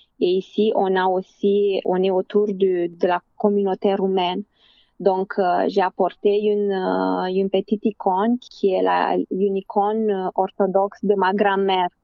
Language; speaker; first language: French; non-native, fluent; Romanian